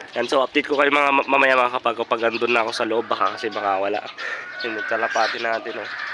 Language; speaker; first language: Filipino; non-native, local second language; Iloko